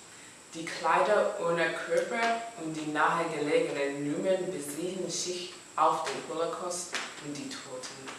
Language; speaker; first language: German; non-native, learner; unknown